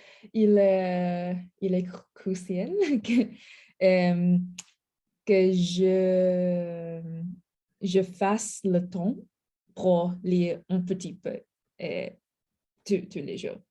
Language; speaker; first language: French; non-native, learner; English